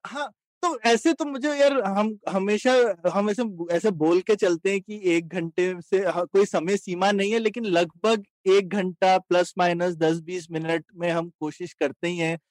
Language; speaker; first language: Hindi; native; Hindi